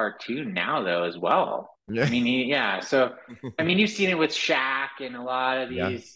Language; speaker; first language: English; native; English